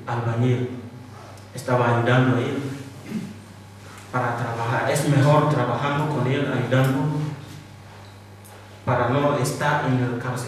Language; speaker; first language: Spanish; non-native, fluent; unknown